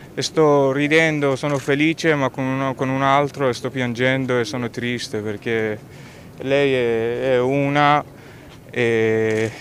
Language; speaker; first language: Italian; non-native, fluent; Persian